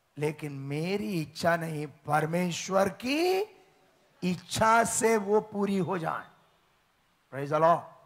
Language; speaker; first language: Hindi; native; Hindi